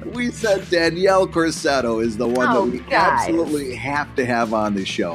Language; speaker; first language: English; native; English